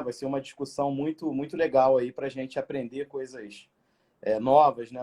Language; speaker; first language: Portuguese; native; Portuguese